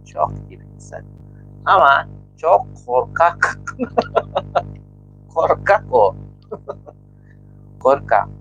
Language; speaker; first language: Turkish; non-native, learner; Filipino